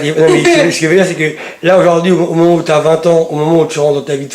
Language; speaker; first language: French; native; French